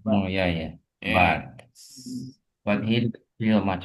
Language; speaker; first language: English; non-native, learner; Indonesian